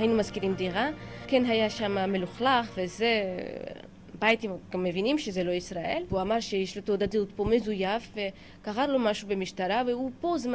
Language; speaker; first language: Hebrew; non-native, fluent; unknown